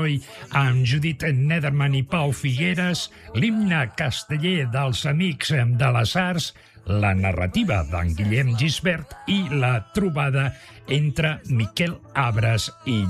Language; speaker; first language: Catalan; native; Catalan